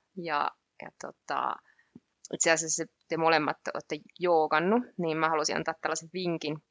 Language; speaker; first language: Finnish; native; Finnish